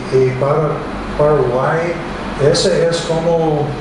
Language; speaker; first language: Spanish; non-native, fluent; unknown